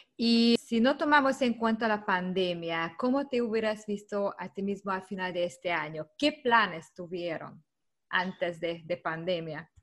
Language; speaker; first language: Spanish; non-native, learner; Hungarian